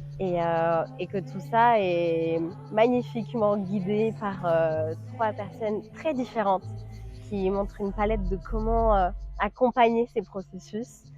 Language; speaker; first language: French; non-native, fluent; Spanish